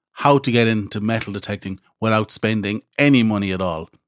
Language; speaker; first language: English; native; English